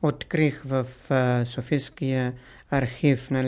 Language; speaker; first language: Bulgarian; non-native, fluent; Italian